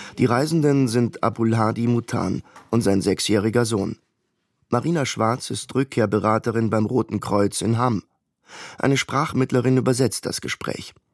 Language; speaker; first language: German; native; German